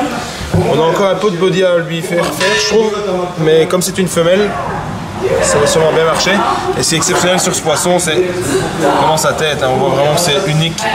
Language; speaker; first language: French; native; French